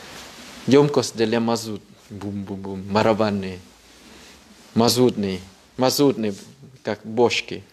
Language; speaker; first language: Russian; non-native, fluent; Thai